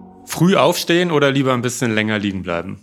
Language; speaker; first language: German; native; German